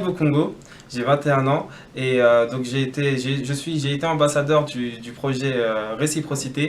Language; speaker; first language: French; native; French